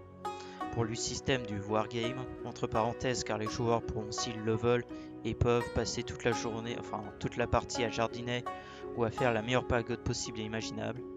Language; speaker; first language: French; native; French